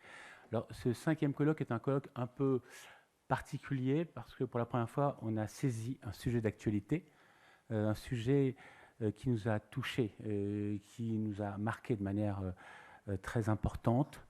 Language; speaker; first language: French; native; French